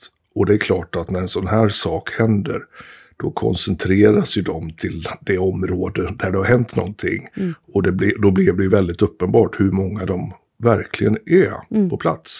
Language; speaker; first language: Swedish; native; Swedish